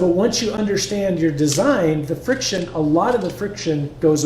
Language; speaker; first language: English; native; English